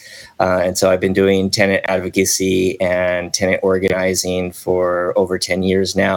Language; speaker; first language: English; native; English